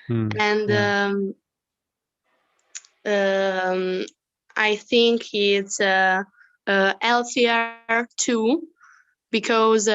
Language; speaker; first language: English; non-native, fluent; Italian